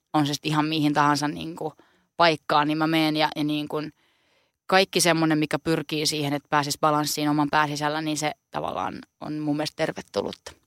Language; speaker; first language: Finnish; native; Finnish